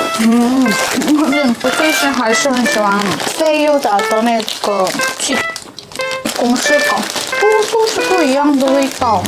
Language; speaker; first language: Chinese; non-native, learner; Korean